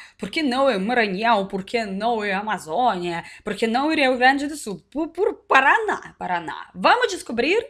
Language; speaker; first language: Portuguese; non-native, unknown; Russian